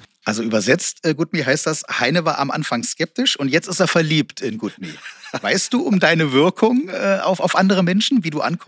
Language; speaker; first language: German; native; German